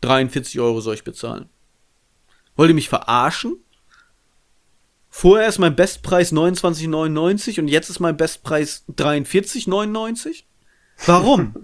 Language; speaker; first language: German; native; German